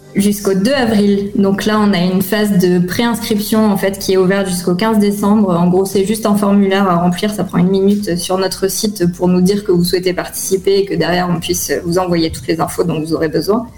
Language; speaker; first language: French; native; French